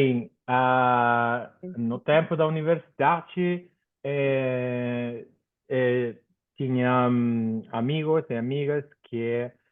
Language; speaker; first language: Portuguese; non-native, fluent; Spanish